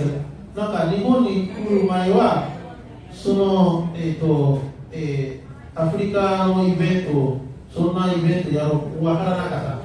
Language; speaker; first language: Japanese; non-native, learner; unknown